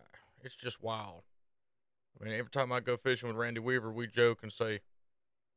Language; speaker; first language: English; native; English